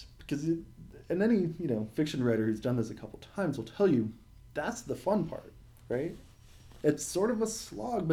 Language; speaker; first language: English; native; English